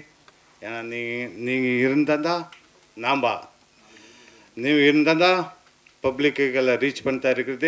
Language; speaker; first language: Tamil; non-native, local second language; Kannada